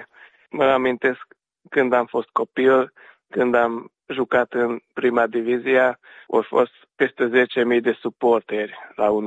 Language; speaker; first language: Romanian; non-native, local second language; Hungarian